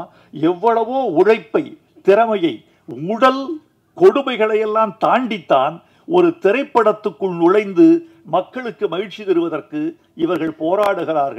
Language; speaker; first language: Tamil; native; Tamil